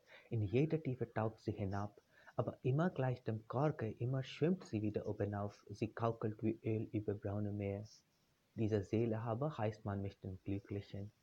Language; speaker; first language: German; non-native, fluent; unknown